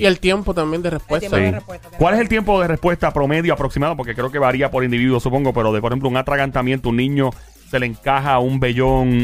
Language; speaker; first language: Spanish; native; Spanish